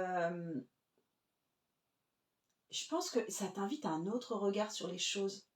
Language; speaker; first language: French; native; French